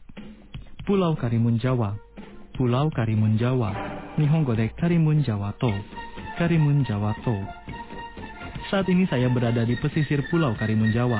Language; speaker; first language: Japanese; non-native, fluent; Indonesian